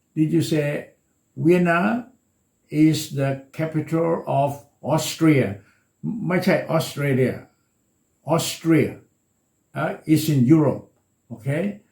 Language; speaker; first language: English; non-native, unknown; Thai